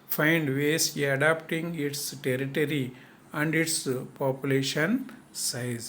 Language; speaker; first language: English; non-native, local second language; Telugu